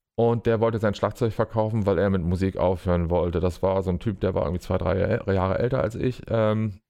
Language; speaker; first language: German; native; German